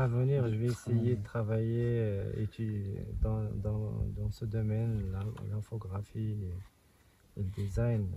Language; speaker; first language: French; non-native, local second language; Arabic